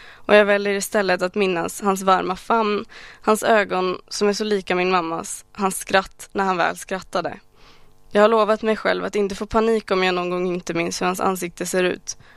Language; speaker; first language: Swedish; early bilingual, other home language; Arabic